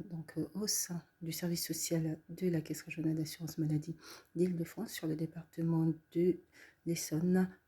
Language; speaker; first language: French; native; French